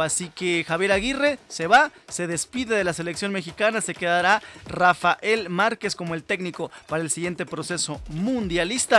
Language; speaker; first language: Spanish; native; Spanish